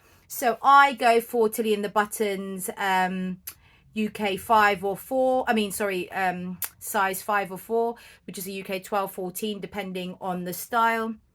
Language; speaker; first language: English; native; English